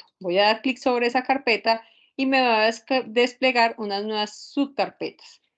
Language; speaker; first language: Spanish; native; Spanish